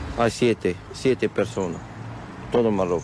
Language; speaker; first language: Spanish; non-native, learner; Arabic